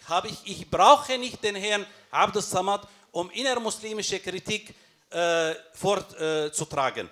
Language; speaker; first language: German; non-native, fluent; Arabic